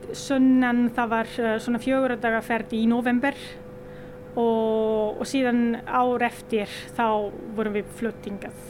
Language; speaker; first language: Icelandic; non-native, learner; Italian